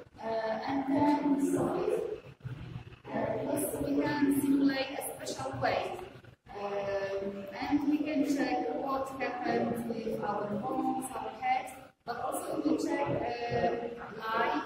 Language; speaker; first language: English; non-native, fluent; Polish